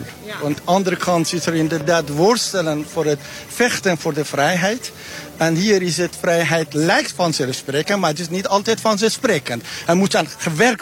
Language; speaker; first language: Dutch; non-native, learner; Persian